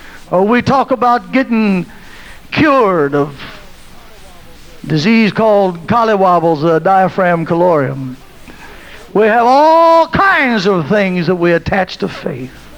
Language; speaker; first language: English; native; English